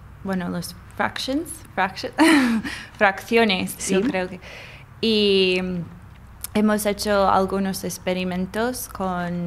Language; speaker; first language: Spanish; non-native, learner; English